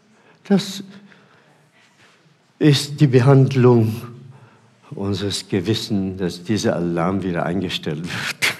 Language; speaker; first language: German; non-native, fluent; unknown